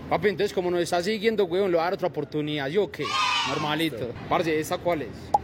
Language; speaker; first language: Spanish; native; Spanish